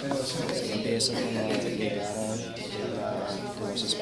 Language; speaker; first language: Spanish; non-native, fluent; English